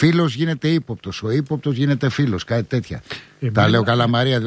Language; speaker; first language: Greek; native; Greek